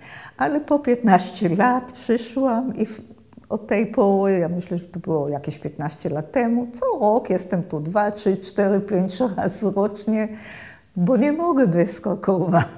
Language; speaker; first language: Polish; early bilingual, heritage; Polish